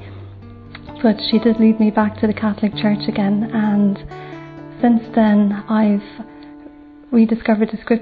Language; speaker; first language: English; native; English